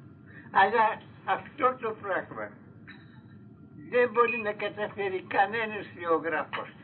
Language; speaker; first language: Greek; non-native, fluent; Russian